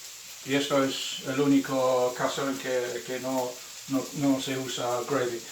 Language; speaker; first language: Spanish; non-native, fluent; English